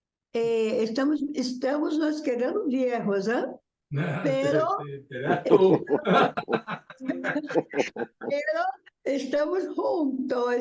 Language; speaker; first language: Spanish; non-native, learner; Portuguese